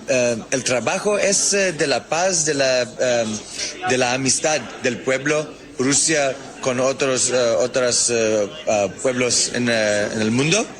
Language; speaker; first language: Spanish; non-native, learner; English